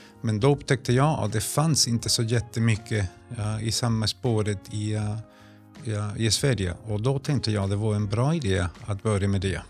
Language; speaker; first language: Swedish; non-native, fluent; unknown